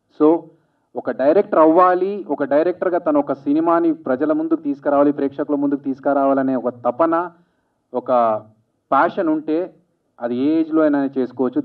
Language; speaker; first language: Telugu; native; Telugu